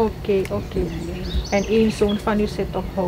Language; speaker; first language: Dutch; non-native, local second language; Caribbean Hindustani